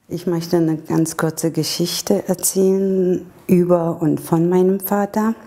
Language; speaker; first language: German; early bilingual, other home language; Turkish